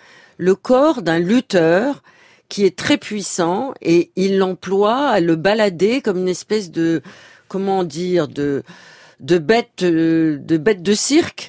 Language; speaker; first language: French; native; French